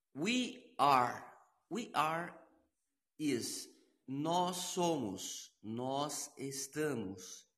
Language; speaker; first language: English; non-native, learner; Portuguese